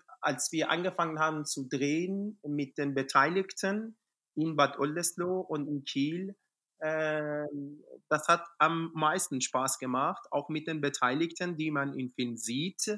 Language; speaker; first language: German; non-native, fluent; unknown